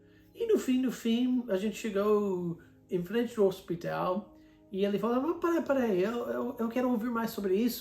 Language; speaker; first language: Portuguese; non-native, fluent; English